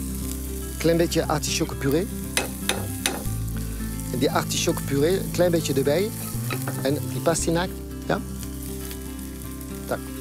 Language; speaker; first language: Dutch; non-native, fluent; French